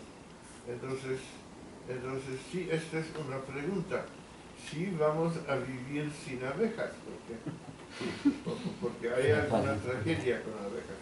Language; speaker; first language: Spanish; non-native, fluent; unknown